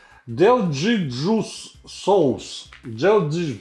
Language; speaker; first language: Russian; native; Russian